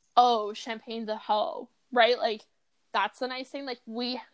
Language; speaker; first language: English; native; English